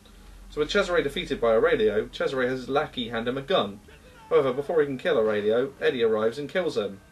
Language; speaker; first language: English; native; English